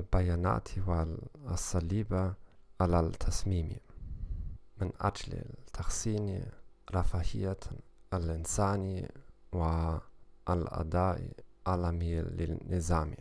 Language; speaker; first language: Arabic; non-native, learner; German